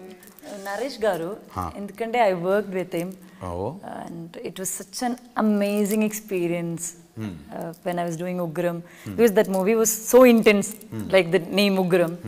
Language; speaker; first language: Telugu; non-native, learner; Malayalam